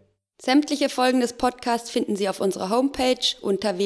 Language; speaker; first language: German; native; German